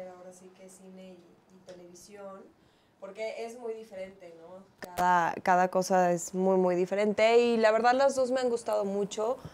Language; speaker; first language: Spanish; native; Spanish